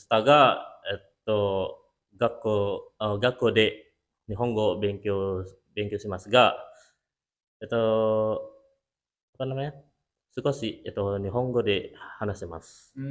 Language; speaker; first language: Japanese; non-native, learner; Indonesian